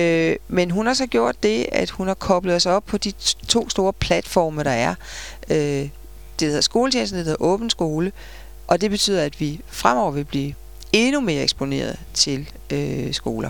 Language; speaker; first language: Danish; native; Danish